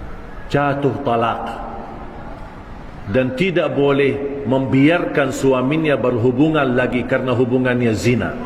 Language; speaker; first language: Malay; non-native, fluent; Arabic